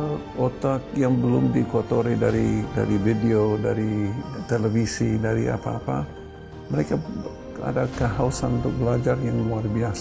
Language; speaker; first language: Indonesian; non-native, fluent; English